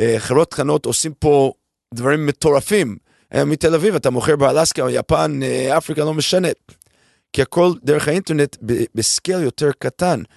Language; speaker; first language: Hebrew; non-native, fluent; English